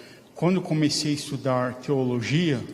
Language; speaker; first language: Portuguese; non-native, fluent; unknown